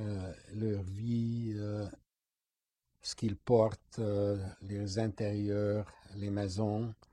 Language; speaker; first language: French; non-native, fluent; Hungarian